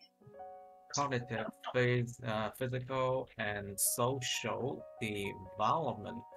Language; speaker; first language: English; non-native, fluent; Vietnamese